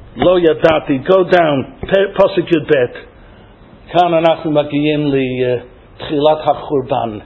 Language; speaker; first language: Hebrew; non-native, fluent; English